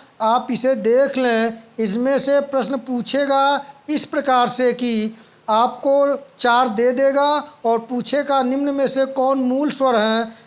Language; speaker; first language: Hindi; native; Hindi